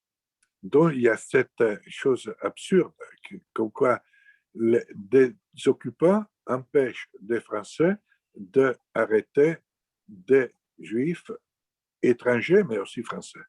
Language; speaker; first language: French; non-native, fluent; Italian